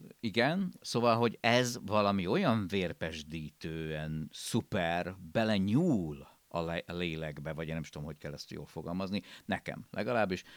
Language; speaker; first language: Hungarian; native; Hungarian